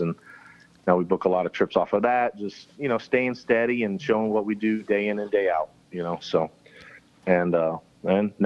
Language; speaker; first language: English; native; English